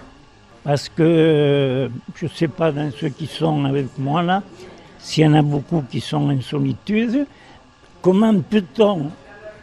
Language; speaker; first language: French; native; French